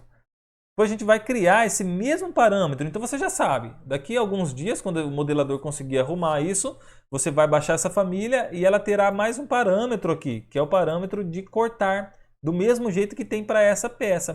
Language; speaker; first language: Portuguese; native; Portuguese